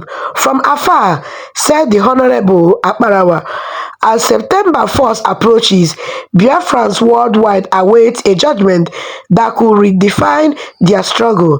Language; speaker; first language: English; non-native, local second language; Igbo